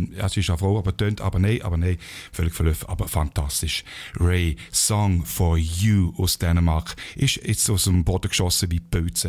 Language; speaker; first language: German; native; German